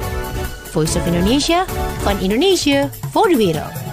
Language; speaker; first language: Dutch; non-native, fluent; Indonesian